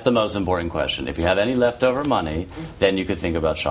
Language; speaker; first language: English; native; English